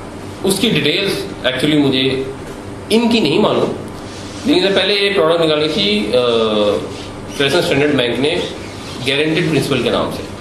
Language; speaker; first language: Urdu; native; Urdu